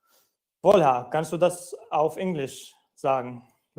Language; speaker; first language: German; non-native, fluent; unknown